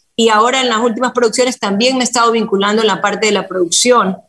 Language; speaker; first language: Spanish; native; Spanish